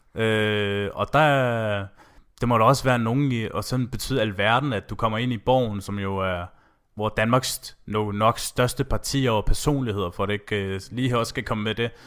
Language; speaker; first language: Danish; native; Danish